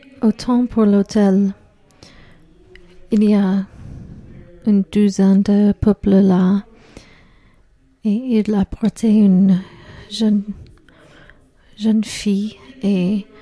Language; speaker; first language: French; non-native, learner; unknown